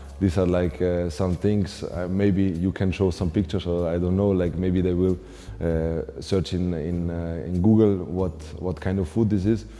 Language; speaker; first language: English; non-native, fluent; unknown